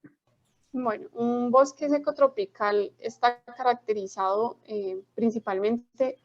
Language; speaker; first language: Spanish; native; Spanish